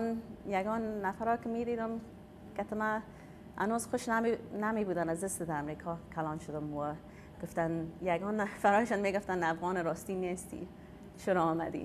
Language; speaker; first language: Persian; early bilingual, heritage; Persian